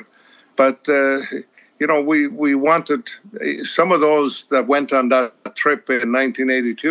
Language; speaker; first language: English; native; English